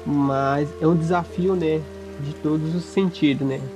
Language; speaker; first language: Portuguese; non-native, local second language; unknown